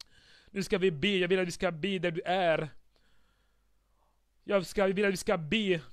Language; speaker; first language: Swedish; non-native, fluent; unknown